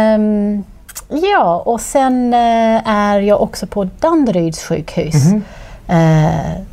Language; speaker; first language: Swedish; non-native, fluent; English